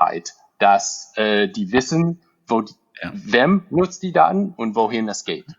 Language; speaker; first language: German; non-native, fluent; English